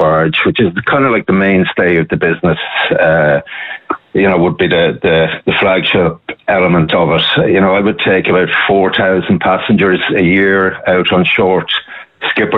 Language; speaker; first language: English; native; English